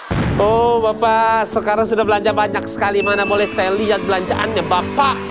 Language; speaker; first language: Indonesian; native; Indonesian